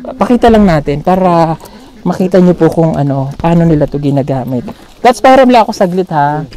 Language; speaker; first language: Filipino; non-native, local second language; Cebuano